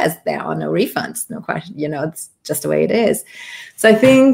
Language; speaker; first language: English; non-native, fluent; Luxembourgish